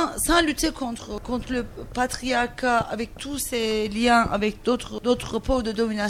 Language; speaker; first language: French; non-native, learner; Turkish